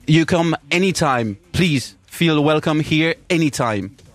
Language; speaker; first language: English; non-native, fluent; French